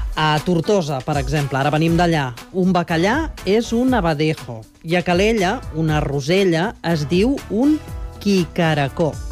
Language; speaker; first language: Catalan; native; Catalan